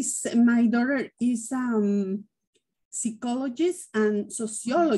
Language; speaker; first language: English; non-native, learner; Spanish